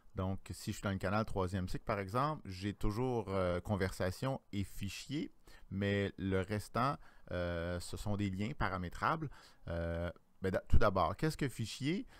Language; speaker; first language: French; native; French